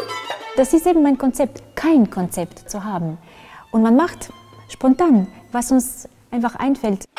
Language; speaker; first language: German; non-native, fluent; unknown